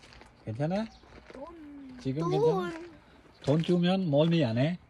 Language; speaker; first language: Korean; non-native, learner; Khmer